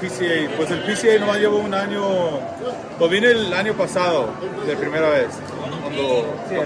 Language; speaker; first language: Spanish; early bilingual, heritage; Spanish